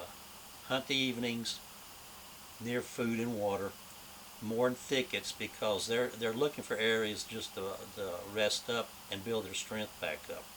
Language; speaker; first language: English; native; English